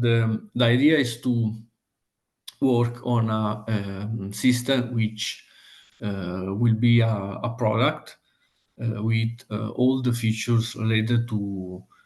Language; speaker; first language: English; non-native, fluent; Italian